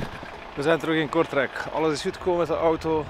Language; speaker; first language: Dutch; native; Dutch